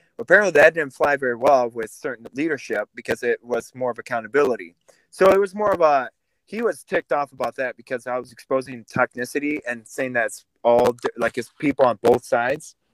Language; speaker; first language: English; early bilingual, other home language; Russian